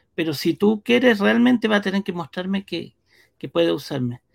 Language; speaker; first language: Spanish; early bilingual, heritage; Spanish